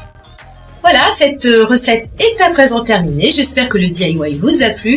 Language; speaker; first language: French; native; French